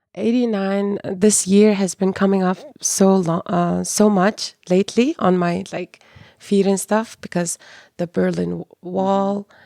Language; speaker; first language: English; non-native, fluent; Mongolian